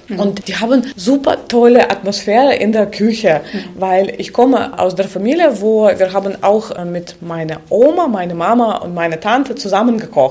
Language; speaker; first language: German; non-native, fluent; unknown